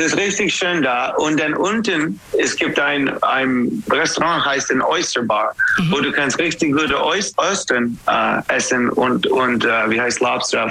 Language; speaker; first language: German; non-native, learner; English